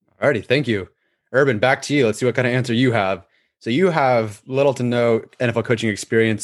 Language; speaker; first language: English; native; English